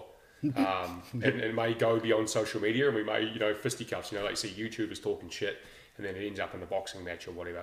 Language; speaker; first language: English; native; English